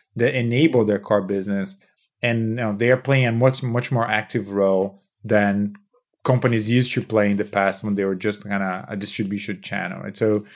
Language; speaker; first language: English; non-native, fluent; Portuguese